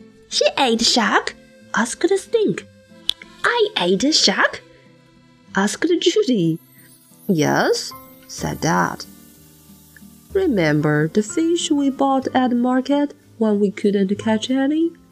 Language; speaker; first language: English; non-native, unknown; Chinese